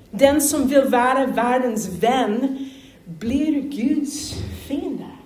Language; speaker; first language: Norwegian; non-native, fluent; English